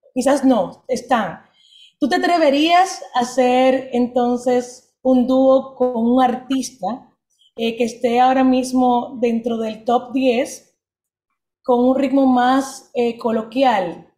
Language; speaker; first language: Spanish; native; Spanish